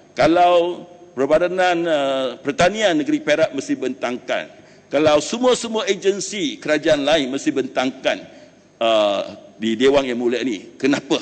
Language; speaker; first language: Malay; non-native, local second language; Chinese